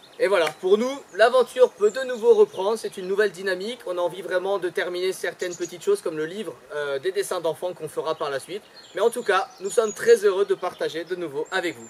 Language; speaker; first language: French; native; French